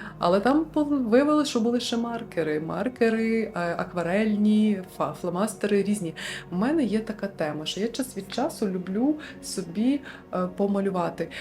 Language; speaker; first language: Ukrainian; non-native, local second language; Russian